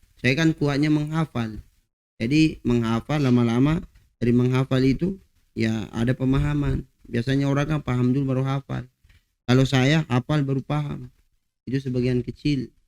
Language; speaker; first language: Indonesian; non-native, local second language; Buginese